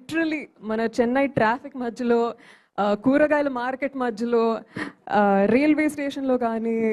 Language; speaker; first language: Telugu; early bilingual, heritage; Telugu